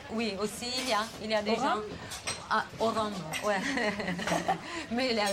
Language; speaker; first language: French; non-native, fluent; Italian